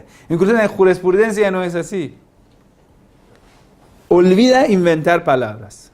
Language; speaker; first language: Spanish; non-native, fluent; Persian